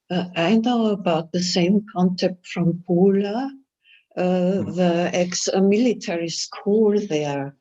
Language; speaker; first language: English; non-native, fluent; German